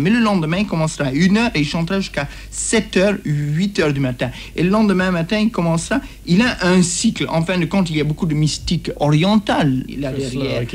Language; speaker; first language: French; native; French